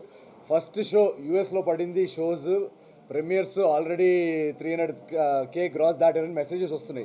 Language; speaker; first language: Telugu; native; Telugu